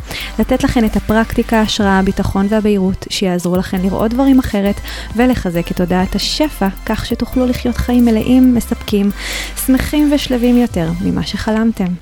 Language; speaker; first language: Hebrew; native; Hebrew